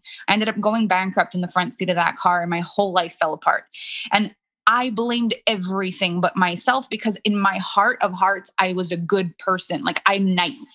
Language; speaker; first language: English; non-native, fluent; French